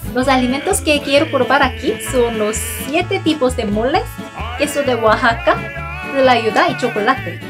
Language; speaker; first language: Spanish; non-native, fluent; Korean